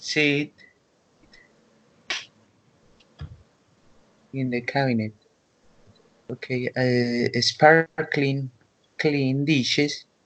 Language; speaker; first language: English; non-native, learner; Spanish